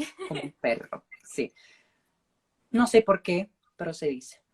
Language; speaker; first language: Spanish; non-native, fluent; Italian